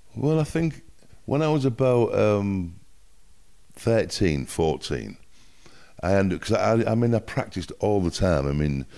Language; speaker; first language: English; native; English